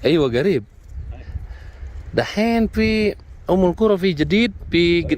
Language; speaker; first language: Arabic; non-native, learner; Indonesian